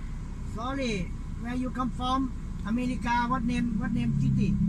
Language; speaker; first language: English; non-native, learner; Thai